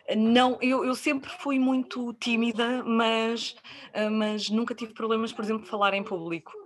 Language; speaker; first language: Portuguese; native; Portuguese